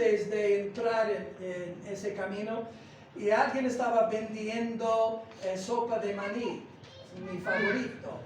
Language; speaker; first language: Spanish; non-native, fluent; English